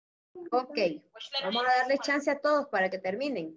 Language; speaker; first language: Spanish; native; Spanish